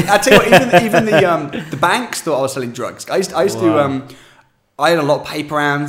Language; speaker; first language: English; native; English